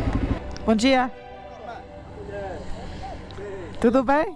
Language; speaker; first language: Portuguese; non-native, learner; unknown